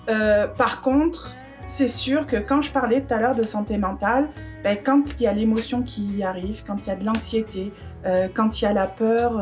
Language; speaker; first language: French; native; French